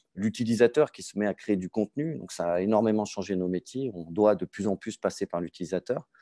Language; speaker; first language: French; native; French